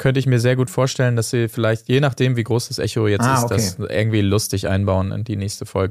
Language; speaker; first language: German; native; German